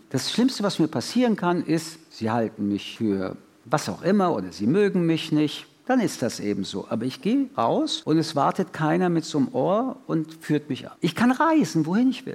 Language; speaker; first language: German; early bilingual, other home language; French